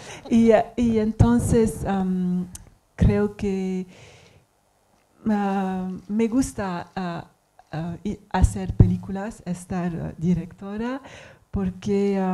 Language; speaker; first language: Spanish; non-native, learner; English